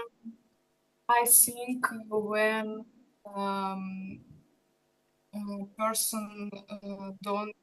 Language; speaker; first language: English; non-native, learner; Russian